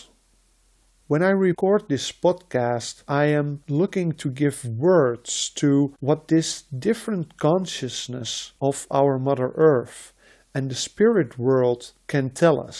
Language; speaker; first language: English; non-native, fluent; Dutch